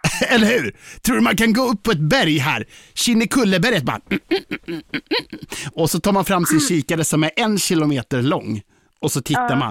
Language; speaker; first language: Swedish; native; Swedish